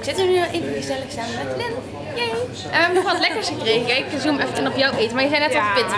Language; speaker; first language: Dutch; native; Dutch